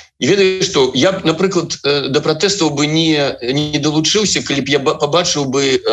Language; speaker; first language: Belarusian; non-native, local second language; Russian